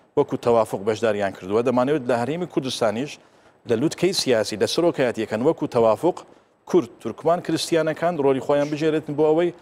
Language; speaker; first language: Central Kurdish; non-native, local second language; Turkmen